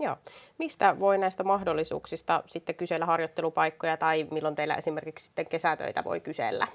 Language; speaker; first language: Finnish; native; Finnish